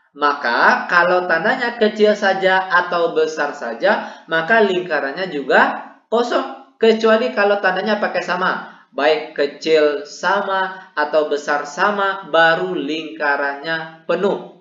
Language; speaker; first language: Indonesian; native; Indonesian